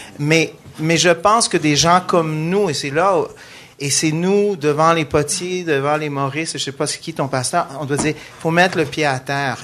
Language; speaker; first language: French; native; French